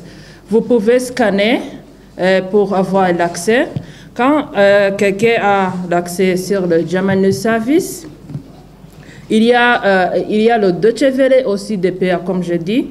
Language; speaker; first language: French; non-native, fluent; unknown